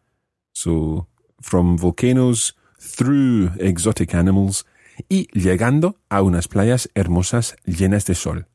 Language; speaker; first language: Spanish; non-native, fluent; English